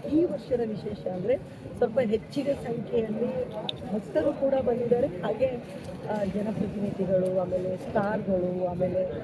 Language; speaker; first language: Kannada; non-native, local second language; Lambadi